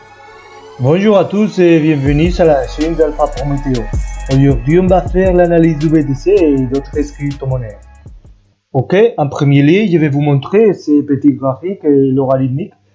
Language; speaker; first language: French; non-native, fluent; Spanish